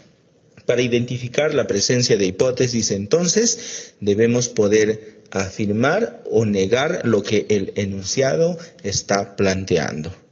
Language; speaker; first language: Spanish; native; Spanish